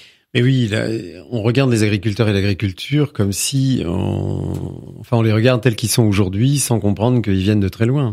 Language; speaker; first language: French; native; French